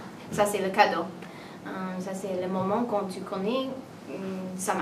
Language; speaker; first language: French; non-native, learner; English